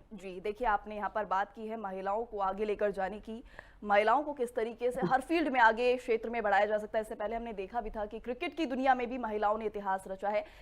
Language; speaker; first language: Hindi; native; Hindi